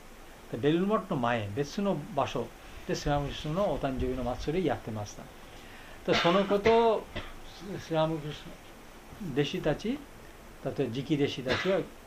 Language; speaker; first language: Japanese; non-native, fluent; Bangla